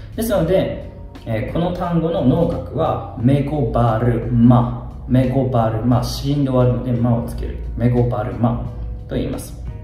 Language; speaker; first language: Japanese; native; Japanese